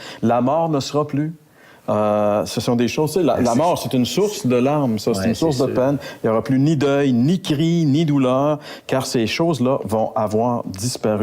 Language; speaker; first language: French; native; French